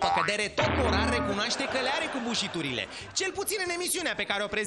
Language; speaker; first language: Romanian; native; Romanian